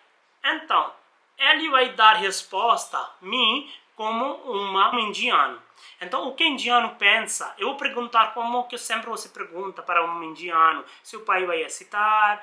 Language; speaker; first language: Portuguese; non-native, learner; Hindi